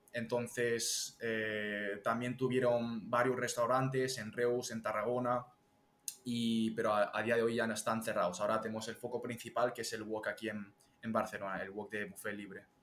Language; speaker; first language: Spanish; early bilingual, other home language; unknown